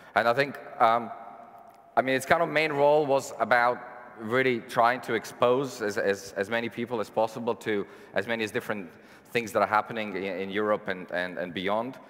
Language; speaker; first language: English; non-native, fluent; Serbian